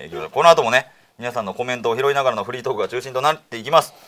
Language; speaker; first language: Japanese; native; Japanese